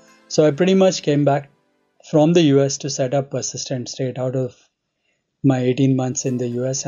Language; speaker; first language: English; non-native, local second language; Hindi